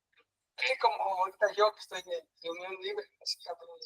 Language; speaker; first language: Spanish; native; Spanish